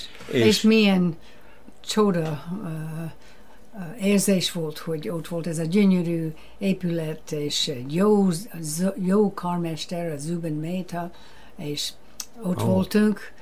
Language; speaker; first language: Hungarian; non-native, fluent; English